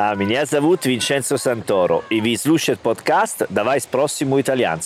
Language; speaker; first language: Russian; non-native, learner; Italian